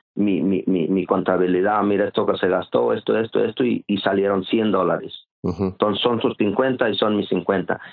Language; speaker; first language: Spanish; native; Spanish